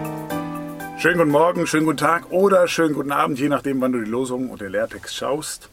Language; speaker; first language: German; native; German